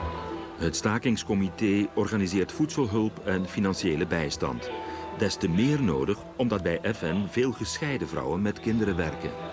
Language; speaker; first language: Dutch; native; Dutch